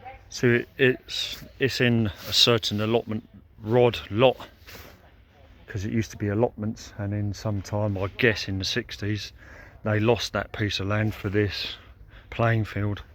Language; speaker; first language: English; native; English